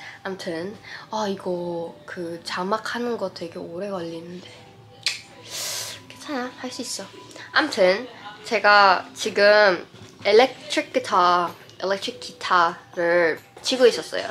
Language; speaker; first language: Korean; non-native, fluent; English